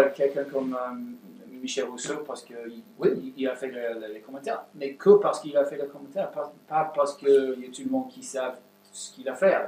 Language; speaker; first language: French; non-native, learner; English